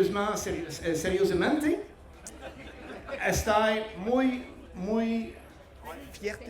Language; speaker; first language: Spanish; non-native, learner; French